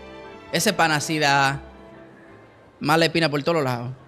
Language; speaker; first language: Spanish; native; Spanish